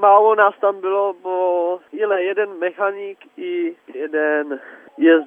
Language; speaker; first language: Polish; non-native, learner; Czech